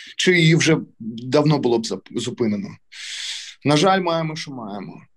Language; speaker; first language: Ukrainian; non-native, local second language; Russian